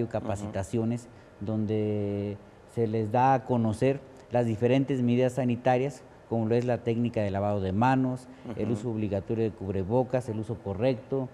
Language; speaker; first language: Spanish; native; Spanish